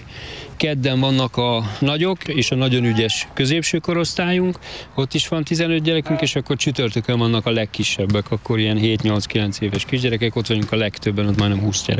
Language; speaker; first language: Hungarian; native; Hungarian